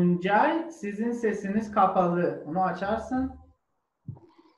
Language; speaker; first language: Turkish; non-native, learner; German